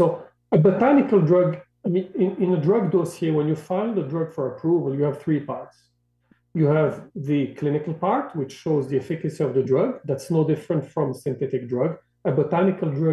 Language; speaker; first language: English; non-native, fluent; Arabic